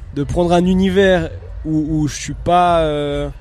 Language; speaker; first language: French; native; French